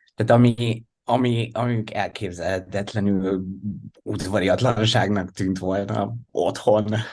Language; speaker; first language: Hungarian; native; Hungarian